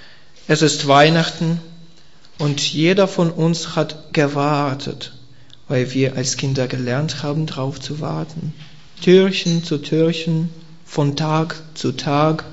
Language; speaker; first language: German; non-native, learner; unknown